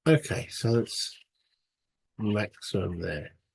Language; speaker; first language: English; native; English